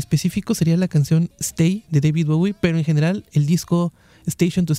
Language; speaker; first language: Spanish; native; Spanish